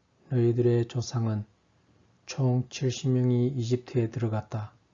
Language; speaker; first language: Korean; native; Korean